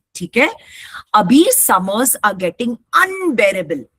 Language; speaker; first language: Hindi; non-native, local second language; Marathi